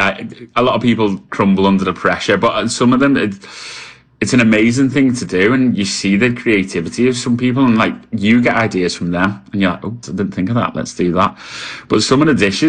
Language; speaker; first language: English; native; English